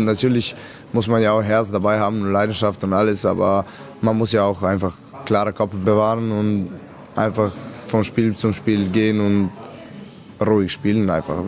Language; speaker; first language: German; non-native, fluent; Serbian